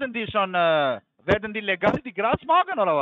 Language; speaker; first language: German; non-native, fluent; Albanian